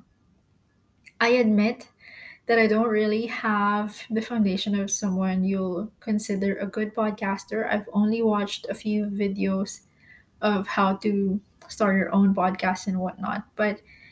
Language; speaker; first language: English; non-native, local second language; Filipino